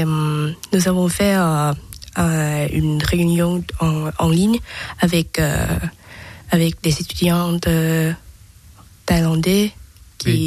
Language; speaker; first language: French; non-native, learner; Thai